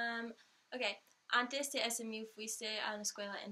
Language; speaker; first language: Spanish; non-native, learner; English